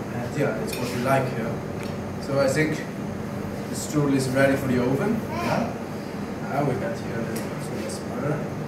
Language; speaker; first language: English; non-native, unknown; German